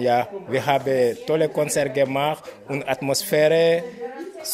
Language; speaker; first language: German; non-native, learner; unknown